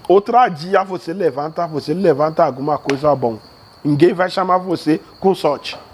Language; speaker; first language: Portuguese; non-native, learner; Yoruba